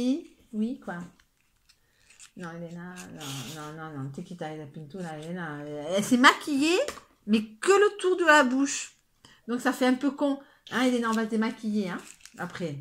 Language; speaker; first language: French; native; French